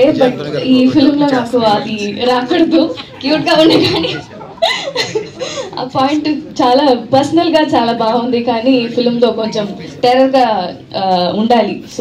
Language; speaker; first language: Telugu; non-native, learner; Tamil